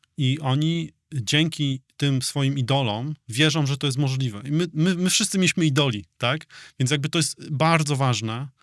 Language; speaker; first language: Polish; native; Polish